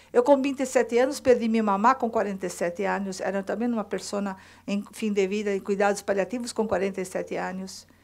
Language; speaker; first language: Portuguese; native; Portuguese